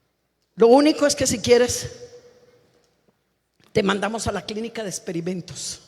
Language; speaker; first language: Spanish; native; Spanish